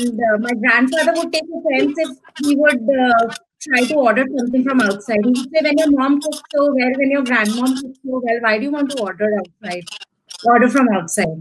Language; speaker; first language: English; non-native, local second language; Hindi